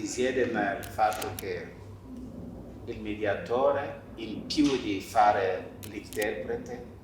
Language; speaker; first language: Italian; non-native, fluent; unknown